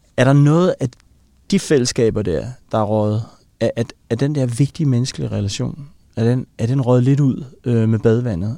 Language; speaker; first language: Danish; native; Danish